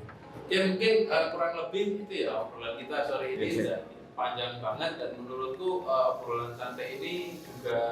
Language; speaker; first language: Indonesian; native; Indonesian